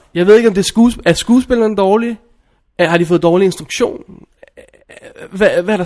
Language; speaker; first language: Danish; native; Danish